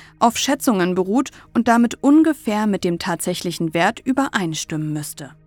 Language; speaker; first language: German; native; German